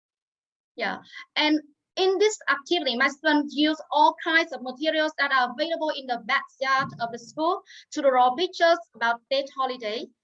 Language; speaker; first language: English; non-native, fluent; Vietnamese